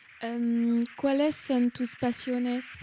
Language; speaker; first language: Spanish; non-native, learner; French